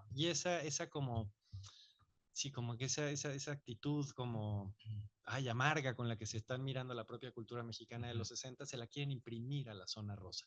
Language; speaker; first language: Spanish; native; Spanish